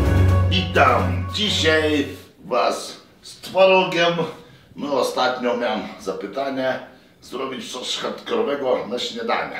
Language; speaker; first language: Polish; non-native, fluent; Lithuanian